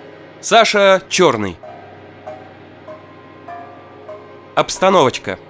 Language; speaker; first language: Russian; native; Russian